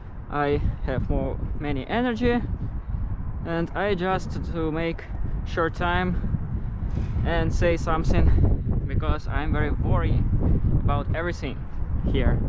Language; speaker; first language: English; non-native, learner; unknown